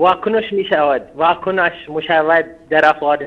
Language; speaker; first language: Persian; non-native, learner; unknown